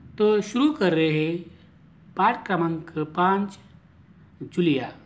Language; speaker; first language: Hindi; non-native, local second language; Marathi